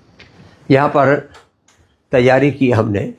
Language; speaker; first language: Hindi; native; Hindi